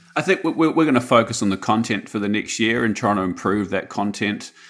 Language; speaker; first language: English; native; English